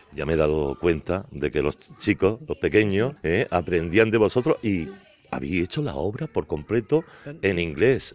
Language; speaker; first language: Spanish; native; Spanish